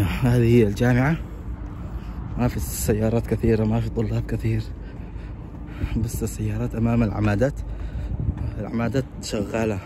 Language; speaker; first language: Arabic; non-native, local second language; Somali